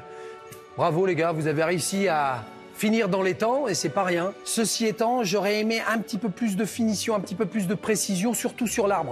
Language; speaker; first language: French; native; French